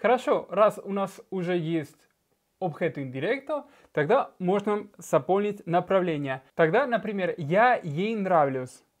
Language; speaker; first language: Russian; non-native, fluent; Spanish